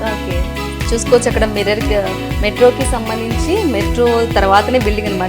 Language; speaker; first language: Telugu; native; Telugu